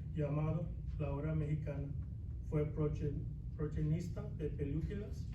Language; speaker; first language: Spanish; early bilingual, other home language; English